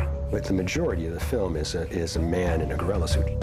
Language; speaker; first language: English; native; English